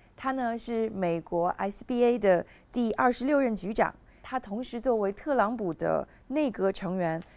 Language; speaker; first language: Chinese; native; Chinese